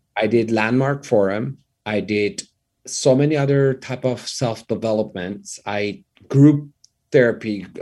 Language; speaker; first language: English; non-native, fluent; Persian